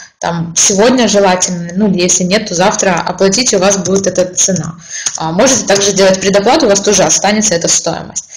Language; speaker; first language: Russian; native; Russian